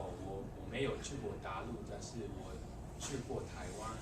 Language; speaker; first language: Chinese; non-native, fluent; English